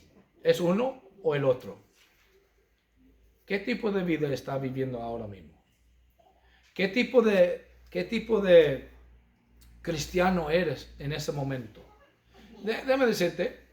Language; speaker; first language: Spanish; non-native, fluent; English